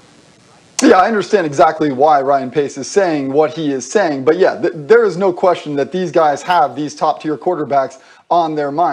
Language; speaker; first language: English; native; English